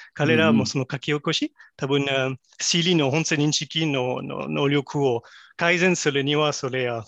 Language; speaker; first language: Japanese; non-native, fluent; French